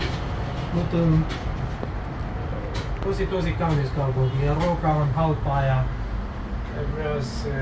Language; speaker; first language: Finnish; non-native, fluent; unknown